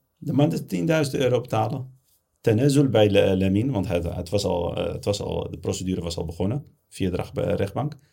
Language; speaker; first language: Dutch; early bilingual, other home language; Arabic